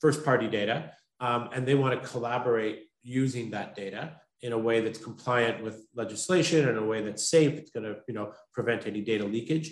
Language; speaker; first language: English; native; English